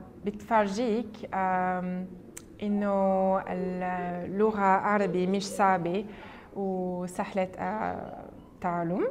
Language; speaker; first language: Arabic; non-native, learner; German